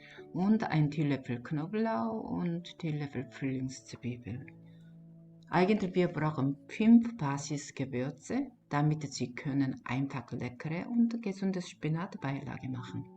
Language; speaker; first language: German; non-native, learner; Korean